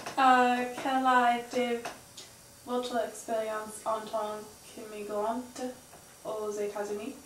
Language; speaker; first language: French; non-native, learner; English